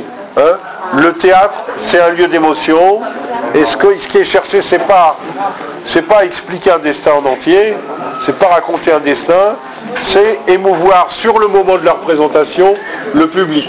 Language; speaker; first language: French; native; French